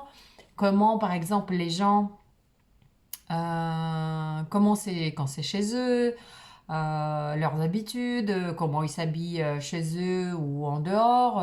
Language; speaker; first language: French; non-native, fluent; Russian